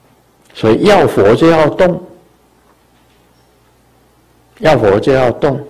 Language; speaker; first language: Chinese; native; Chinese